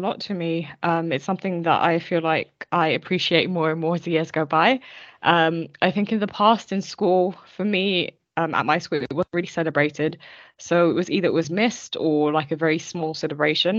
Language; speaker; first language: English; native; English